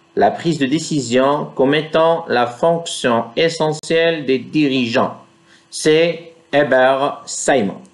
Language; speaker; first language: French; non-native, local second language; Arabic